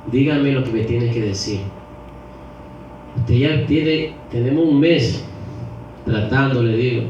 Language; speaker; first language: Spanish; native; Spanish